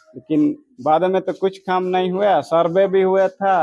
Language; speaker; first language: Hindi; native; Hindi